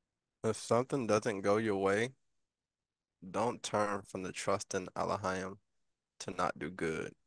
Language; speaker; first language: English; native; English